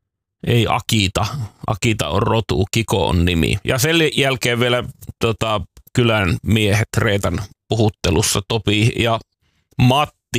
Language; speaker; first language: Finnish; native; Finnish